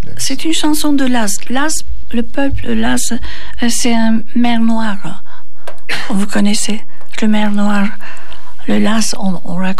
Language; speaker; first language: French; non-native, learner; Turkish